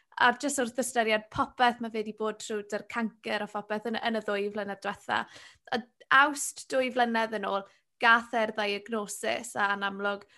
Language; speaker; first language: Welsh; native; Welsh